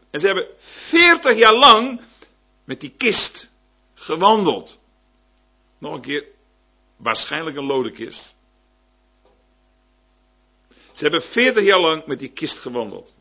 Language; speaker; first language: Dutch; native; Dutch